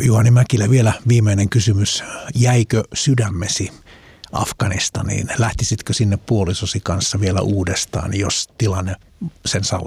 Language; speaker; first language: Finnish; native; Finnish